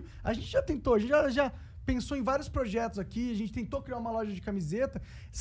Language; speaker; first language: Portuguese; native; Portuguese